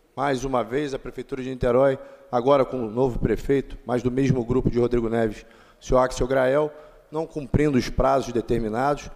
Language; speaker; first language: Portuguese; native; Portuguese